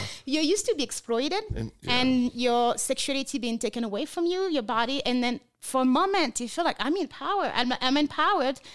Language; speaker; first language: English; non-native, fluent; French